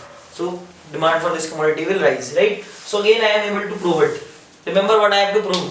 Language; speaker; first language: English; non-native, local second language; Hindi